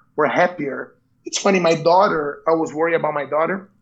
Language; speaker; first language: English; non-native, fluent; Portuguese